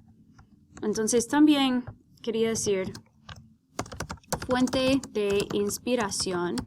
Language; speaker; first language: Spanish; non-native, fluent; English